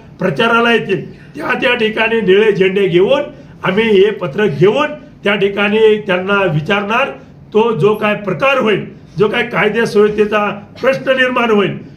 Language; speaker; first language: Marathi; native; Marathi